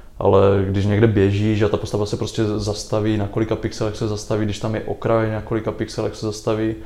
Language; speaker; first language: Czech; native; Czech